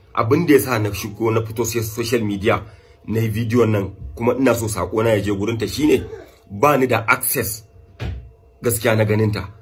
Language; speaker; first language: Hausa; non-native, local second language; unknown